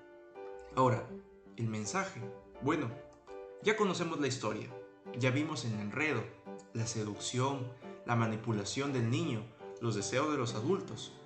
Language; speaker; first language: Spanish; native; Spanish